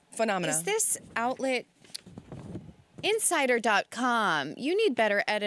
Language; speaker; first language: English; native; English